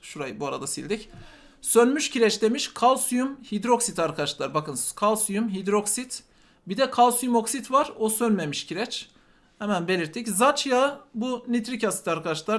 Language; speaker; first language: Turkish; native; Turkish